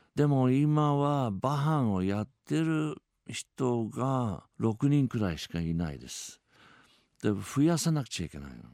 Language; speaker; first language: Japanese; non-native, fluent; English